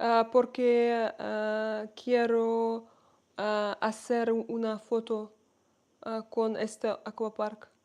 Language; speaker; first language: Spanish; non-native, learner; Russian